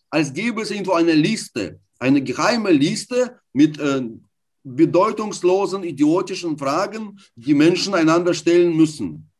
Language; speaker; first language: German; non-native, fluent; Russian